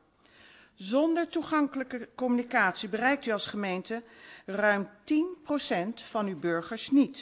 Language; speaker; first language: Dutch; native; Dutch